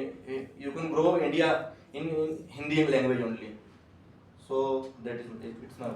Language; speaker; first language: English; non-native, learner; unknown